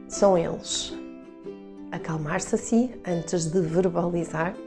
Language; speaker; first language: Portuguese; native; Portuguese